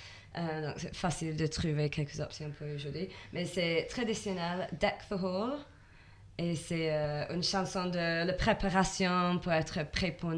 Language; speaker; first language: French; non-native, learner; English